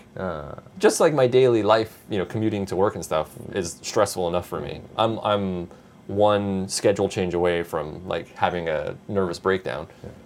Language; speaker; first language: English; native; English